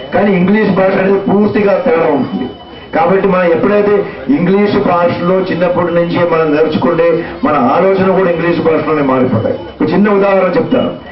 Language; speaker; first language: Telugu; non-native, fluent; Malayalam